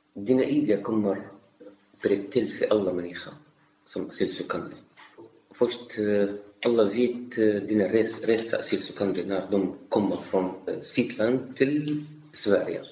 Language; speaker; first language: Swedish; non-native, learner; Arabic